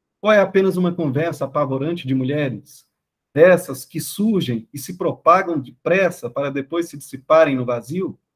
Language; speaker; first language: Portuguese; native; Portuguese